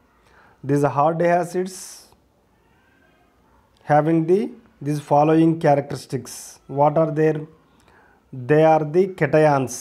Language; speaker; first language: English; non-native, local second language; Telugu